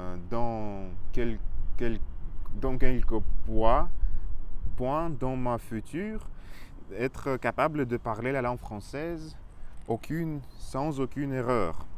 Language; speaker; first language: French; non-native, fluent; Russian